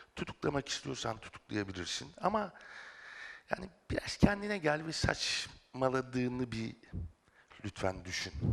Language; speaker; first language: Turkish; native; Turkish